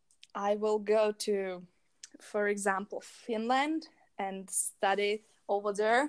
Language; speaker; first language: English; non-native, learner; Czech